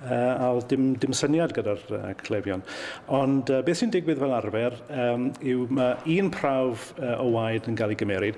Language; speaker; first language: Welsh; native; Welsh